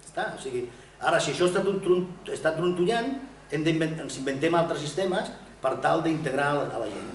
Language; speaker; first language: Catalan; non-native, local second language; Spanish